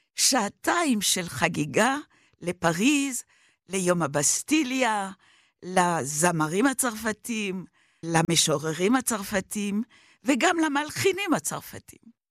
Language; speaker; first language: Hebrew; non-native, fluent; French